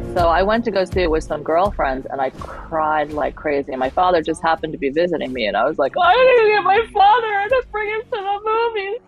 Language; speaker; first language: English; early bilingual, other home language; Chinese